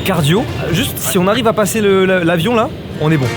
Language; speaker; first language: French; native; French